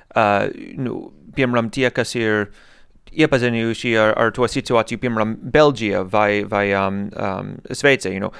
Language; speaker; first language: Latvian; non-native, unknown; English